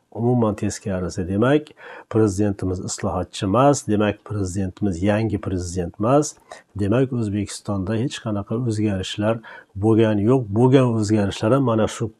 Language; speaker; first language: Uzbek; native; Uzbek